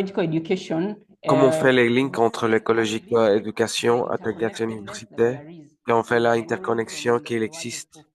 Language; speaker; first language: French; non-native, learner; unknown